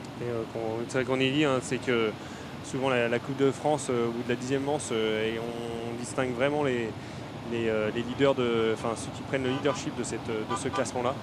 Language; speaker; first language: French; native; French